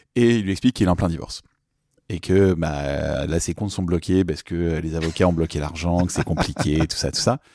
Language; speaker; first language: French; native; French